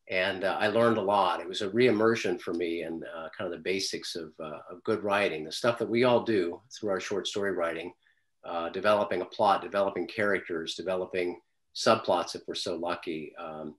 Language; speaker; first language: English; native; English